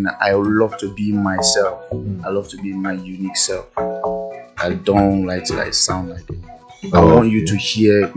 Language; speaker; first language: English; non-native, local second language; Igbo